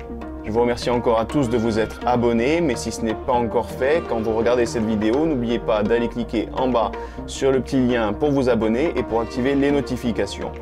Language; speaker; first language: French; native; French